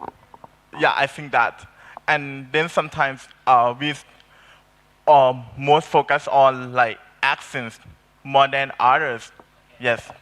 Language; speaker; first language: English; non-native, learner; Thai